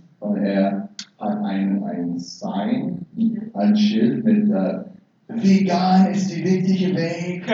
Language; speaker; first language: German; non-native, learner; English